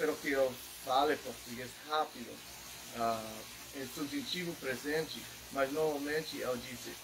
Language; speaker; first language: Portuguese; non-native, learner; English